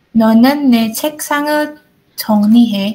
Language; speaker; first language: Korean; non-native, learner; Indonesian